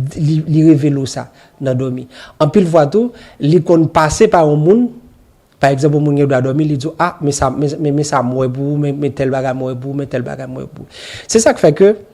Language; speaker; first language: Haitian Creole; native; Haitian Creole